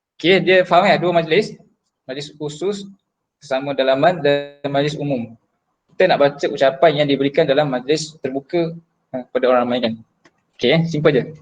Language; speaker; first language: Malay; native; Malay